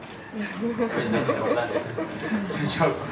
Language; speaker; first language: Italian; non-native, learner; Romanian